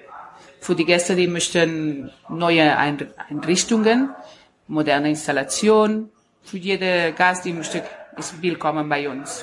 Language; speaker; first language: German; non-native, learner; Spanish